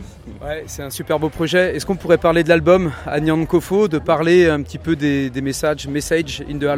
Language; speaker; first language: French; native; French